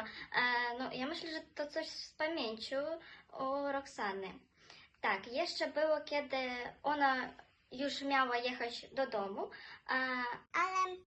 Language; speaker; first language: Polish; non-native, learner; Ukrainian